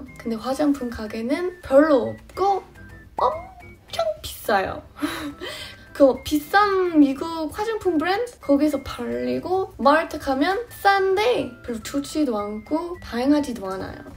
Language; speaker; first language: Korean; non-native, fluent; English